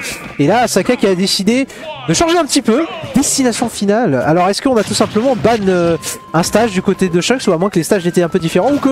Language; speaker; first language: French; native; French